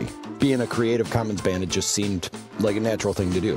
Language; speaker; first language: English; native; English